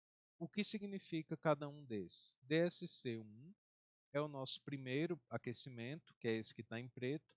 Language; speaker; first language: Portuguese; native; Portuguese